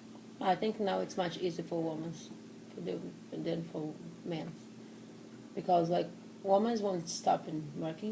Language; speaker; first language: English; non-native, learner; Portuguese